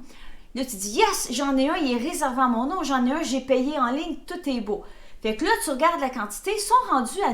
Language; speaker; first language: French; native; French